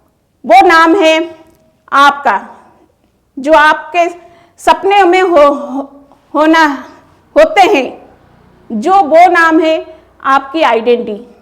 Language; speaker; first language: Hindi; non-native, local second language; Odia